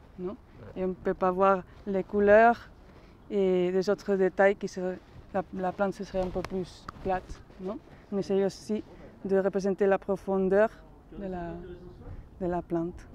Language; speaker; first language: French; non-native, fluent; Spanish